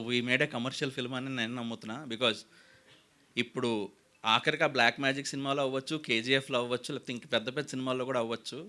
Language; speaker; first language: Telugu; native; Telugu